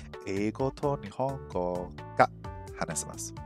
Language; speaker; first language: Japanese; non-native, learner; English